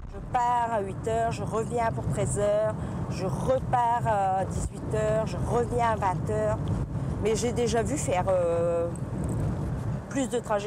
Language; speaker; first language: French; native; French